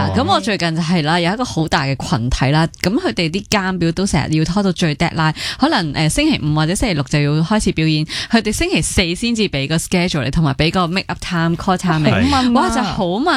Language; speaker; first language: Cantonese; native; Cantonese